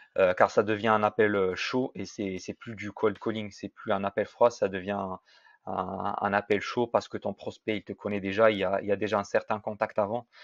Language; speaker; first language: French; native; French